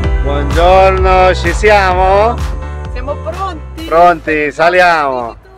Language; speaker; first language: Italian; native; Italian